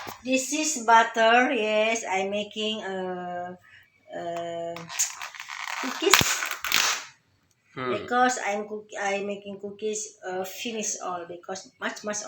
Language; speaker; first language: English; non-native, learner; Indonesian